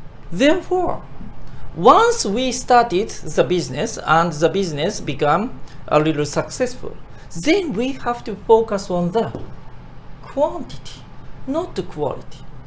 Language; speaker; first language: English; non-native, fluent; Japanese